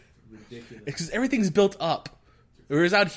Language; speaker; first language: English; native; English